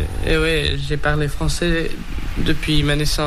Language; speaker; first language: French; early bilingual, heritage; French